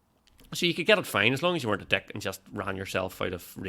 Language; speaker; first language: English; native; English